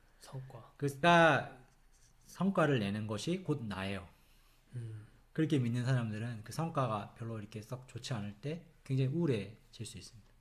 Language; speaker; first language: Korean; native; Korean